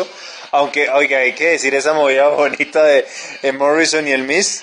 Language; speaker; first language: Spanish; native; Spanish